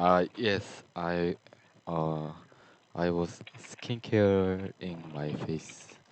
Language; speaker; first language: English; non-native, learner; Korean